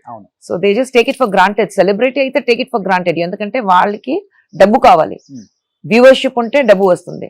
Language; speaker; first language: Telugu; non-native, fluent; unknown